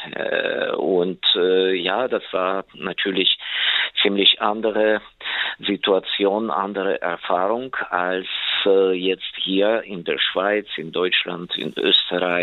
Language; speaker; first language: German; non-native, fluent; Ukrainian